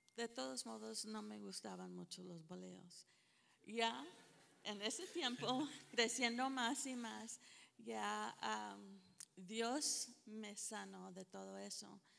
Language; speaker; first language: Spanish; early bilingual, heritage; Spanish